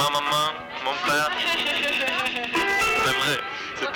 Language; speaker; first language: French; non-native, fluent; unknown